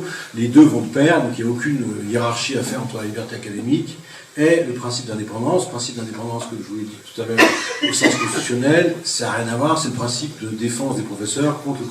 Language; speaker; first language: French; native; French